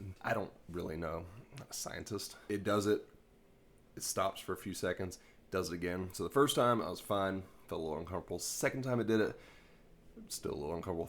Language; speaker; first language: English; native; English